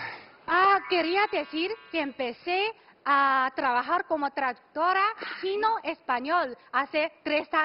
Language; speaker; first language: Spanish; non-native, fluent; Chinese